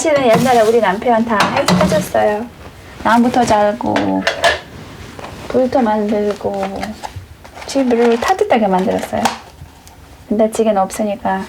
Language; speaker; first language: Korean; non-native, learner; Hungarian